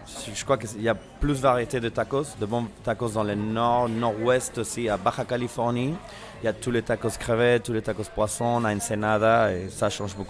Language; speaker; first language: French; non-native, fluent; Spanish